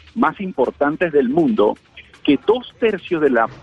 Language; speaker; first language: Spanish; native; Spanish